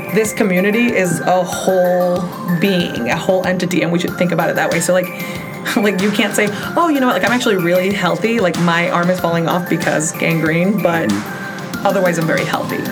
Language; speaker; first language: English; early bilingual, other home language; Spanish